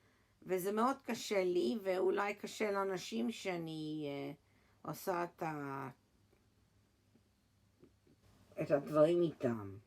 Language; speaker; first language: Hebrew; early bilingual, heritage; English